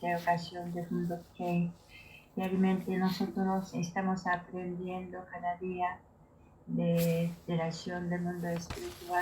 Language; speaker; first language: Spanish; non-native, learner; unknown